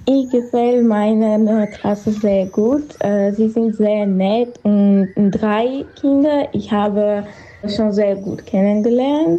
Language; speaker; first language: German; non-native, learner; Armenian